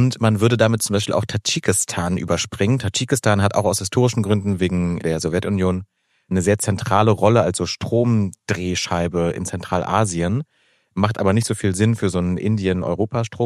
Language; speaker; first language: German; native; German